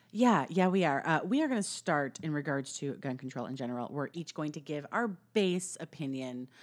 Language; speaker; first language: English; native; English